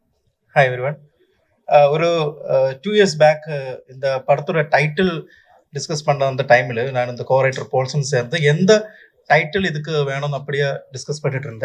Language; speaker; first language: Tamil; non-native, local second language; Malayalam